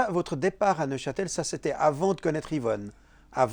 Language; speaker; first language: French; native; French